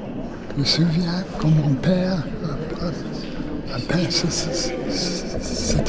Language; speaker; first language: French; non-native, learner; English